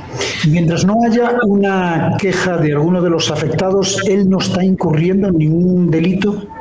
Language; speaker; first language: Spanish; native; Spanish